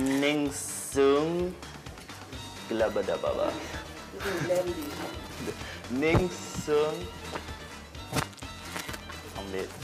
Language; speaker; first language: Vietnamese; non-native, learner; English